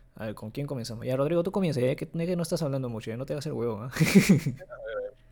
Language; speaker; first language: Spanish; early bilingual, other home language; Japanese